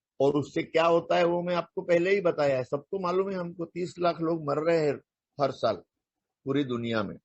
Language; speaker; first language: Hindi; non-native, local second language; Marathi